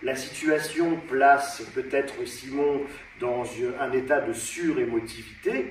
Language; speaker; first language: French; native; French